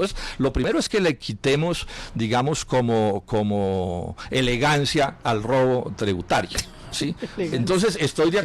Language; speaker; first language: Spanish; native; Spanish